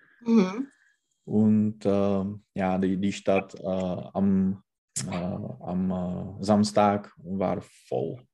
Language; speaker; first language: German; non-native, learner; Czech